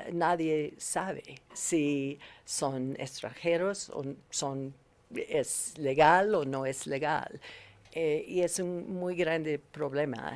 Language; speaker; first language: Spanish; non-native, learner; English